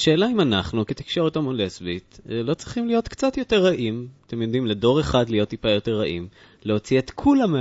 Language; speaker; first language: Hebrew; native; Hebrew